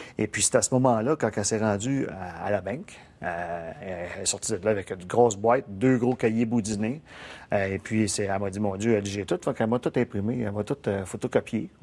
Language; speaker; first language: French; native; French